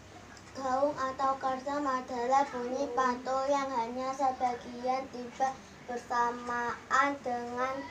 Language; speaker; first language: Indonesian; native; Indonesian